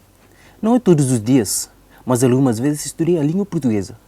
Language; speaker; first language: Portuguese; non-native, learner; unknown